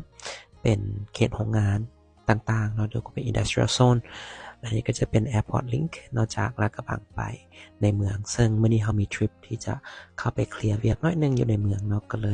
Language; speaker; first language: Thai; non-native, local second language; Lao